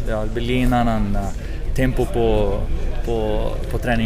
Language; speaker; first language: Swedish; non-native, fluent; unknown